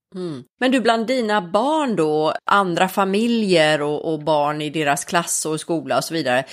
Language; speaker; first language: Swedish; native; Swedish